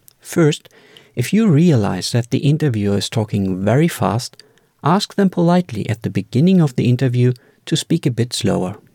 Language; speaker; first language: English; non-native, fluent; German